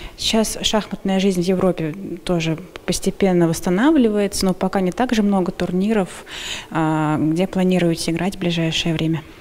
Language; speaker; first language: Russian; native; Russian